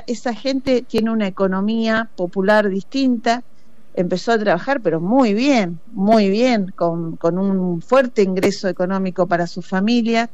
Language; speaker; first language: Spanish; native; Spanish